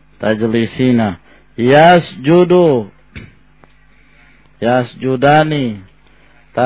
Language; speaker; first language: Arabic; non-native, fluent; Indonesian